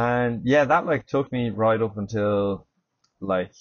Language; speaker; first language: English; native; English